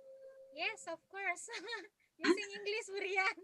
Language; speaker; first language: English; non-native, fluent; Indonesian